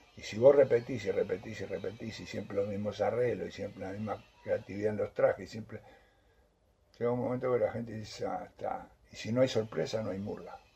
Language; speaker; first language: Spanish; native; Spanish